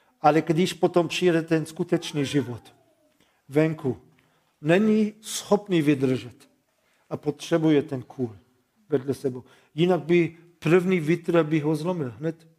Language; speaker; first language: Czech; non-native, fluent; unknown